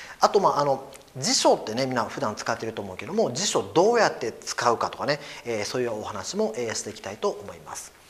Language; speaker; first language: Japanese; native; Japanese